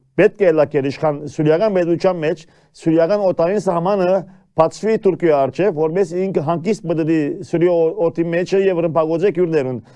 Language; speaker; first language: Armenian; early bilingual, heritage; Armenian